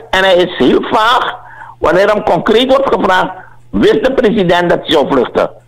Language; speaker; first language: Dutch; native; Dutch